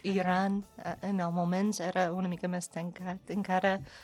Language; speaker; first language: Catalan; non-native, learner; English